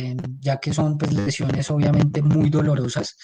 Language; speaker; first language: Spanish; native; Spanish